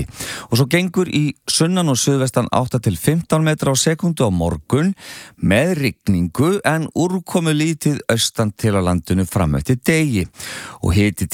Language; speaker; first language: Icelandic; native; Icelandic